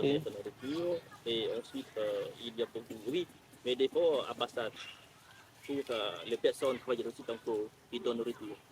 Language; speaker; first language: French; non-native, learner; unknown